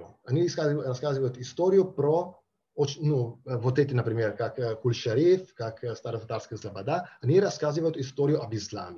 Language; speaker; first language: Russian; non-native, fluent; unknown